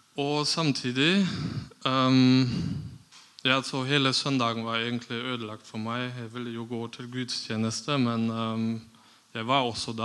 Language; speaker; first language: Norwegian; non-native, fluent; German